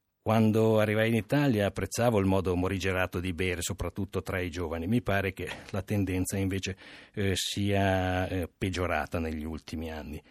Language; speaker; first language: Italian; non-native, fluent; Romanian